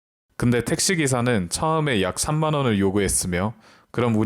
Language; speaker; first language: Korean; native; Korean